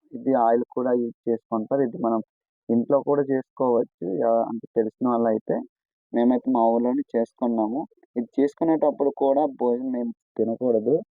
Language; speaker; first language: Telugu; non-native, local second language; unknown